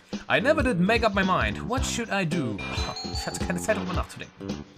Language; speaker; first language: German; native; German